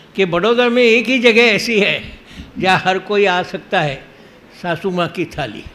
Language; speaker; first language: Hindi; non-native, local second language; Marathi